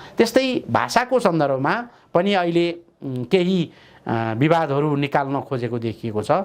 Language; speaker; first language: Nepali; native; Nepali